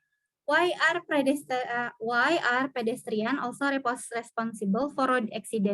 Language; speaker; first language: English; non-native, learner; Indonesian